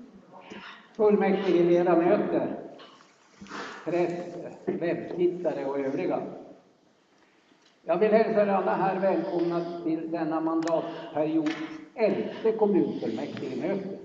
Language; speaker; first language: Swedish; native; Swedish